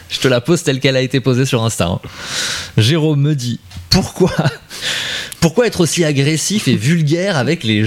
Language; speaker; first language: French; native; French